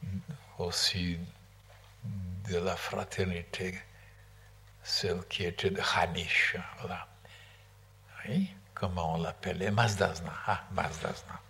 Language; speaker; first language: French; non-native, fluent; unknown